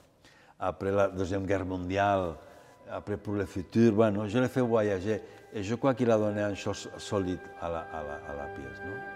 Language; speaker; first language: French; non-native, fluent; Catalan